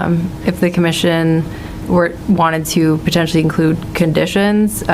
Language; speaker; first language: English; native; English